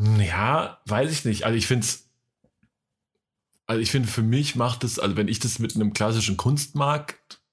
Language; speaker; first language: German; native; German